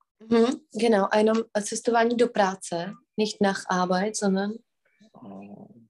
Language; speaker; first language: German; non-native, fluent; Czech